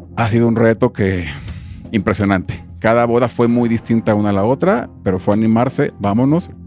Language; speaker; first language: Spanish; native; Spanish